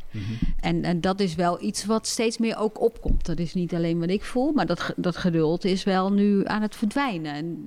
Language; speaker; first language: Dutch; early bilingual, other home language; Turkish